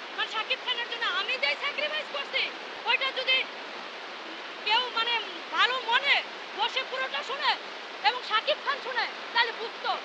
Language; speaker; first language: Bangla; native; Bangla